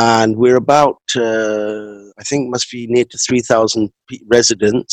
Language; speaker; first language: English; native; English